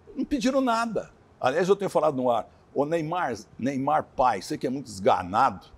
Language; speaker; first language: Portuguese; native; Portuguese